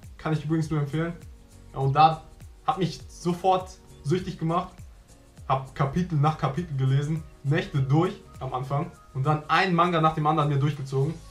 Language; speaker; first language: German; early bilingual, other home language; Vietnamese